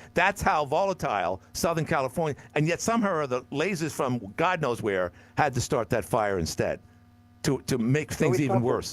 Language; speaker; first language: English; native; English